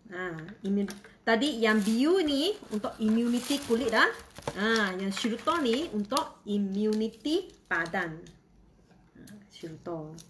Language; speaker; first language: Malay; non-native, local second language; Chinese